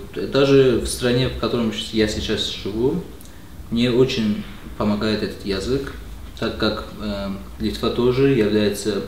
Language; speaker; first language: Russian; non-native, local second language; Azerbaijani